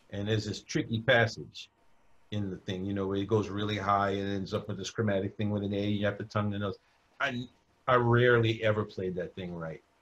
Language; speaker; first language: English; native; English